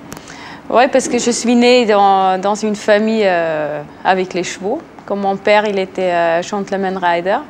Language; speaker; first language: French; non-native, local second language; Swiss German